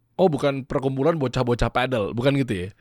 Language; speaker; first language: Indonesian; native; Indonesian